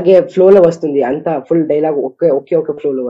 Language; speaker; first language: Telugu; non-native, learner; Kannada